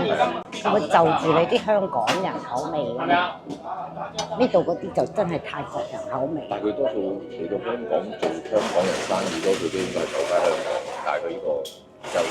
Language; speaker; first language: Cantonese; native; Cantonese